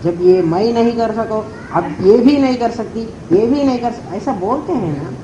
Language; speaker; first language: Hindi; non-native, local second language; Telugu